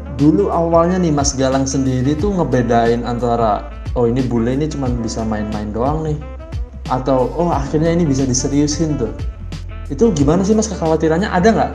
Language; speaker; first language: Indonesian; native; Indonesian